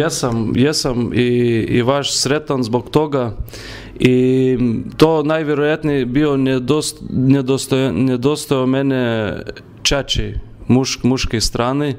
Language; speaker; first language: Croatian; non-native, learner; Lithuanian